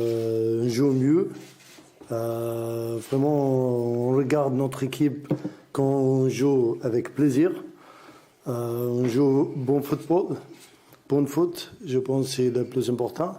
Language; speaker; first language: French; non-native, learner; Arabic